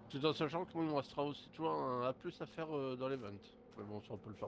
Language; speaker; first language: French; native; French